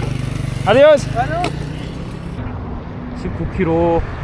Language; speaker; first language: Spanish; non-native, learner; Korean